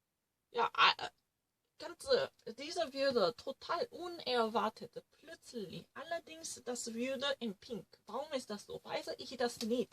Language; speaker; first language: German; non-native, learner; Korean